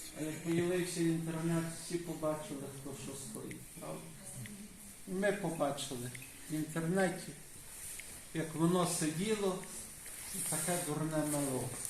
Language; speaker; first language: Ukrainian; native; Ukrainian